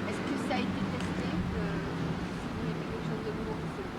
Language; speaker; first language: French; native; French